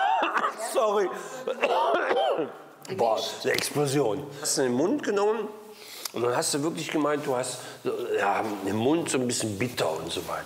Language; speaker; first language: German; native; German